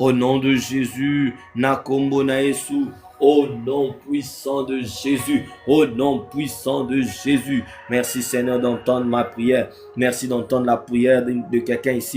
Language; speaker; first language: French; non-native, local second language; Lingala